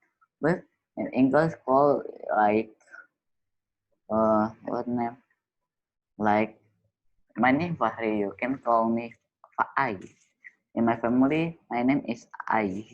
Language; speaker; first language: English; non-native, learner; Indonesian